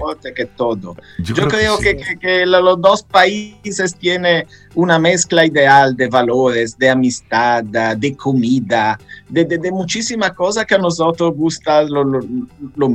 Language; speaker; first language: Spanish; non-native, fluent; Italian